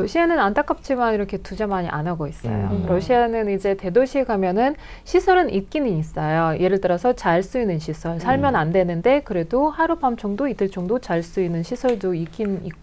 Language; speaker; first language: Korean; non-native, fluent; Russian